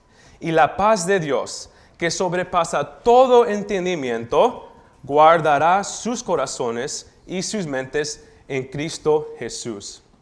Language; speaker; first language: Spanish; early bilingual, heritage; Spanish